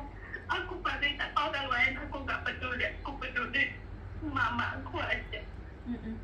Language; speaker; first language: Indonesian; non-native, local second language; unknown